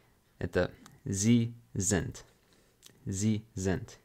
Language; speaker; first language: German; non-native, fluent; English